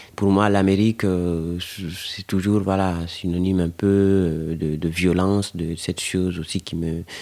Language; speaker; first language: French; non-native, local second language; Fula